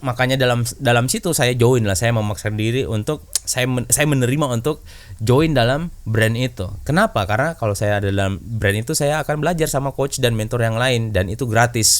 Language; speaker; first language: Indonesian; native; Indonesian